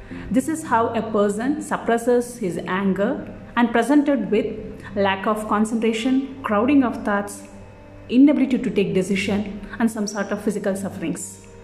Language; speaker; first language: English; non-native, local second language; Tamil